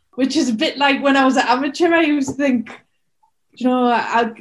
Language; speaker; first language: English; native; English